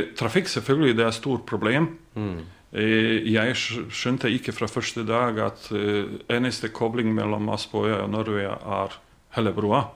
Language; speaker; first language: Norwegian; non-native, fluent; Bosnian